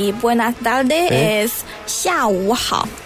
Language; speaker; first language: Spanish; non-native, learner; Chinese